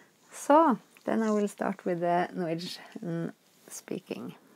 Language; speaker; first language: English; non-native, fluent; Norwegian